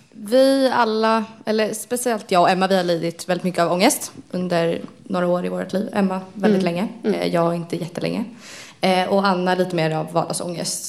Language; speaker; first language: Swedish; native; Swedish